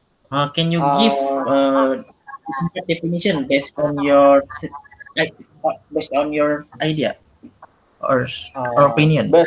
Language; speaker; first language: English; non-native, local second language; Indonesian